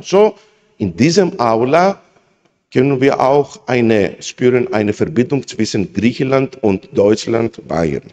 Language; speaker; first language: German; non-native, fluent; Greek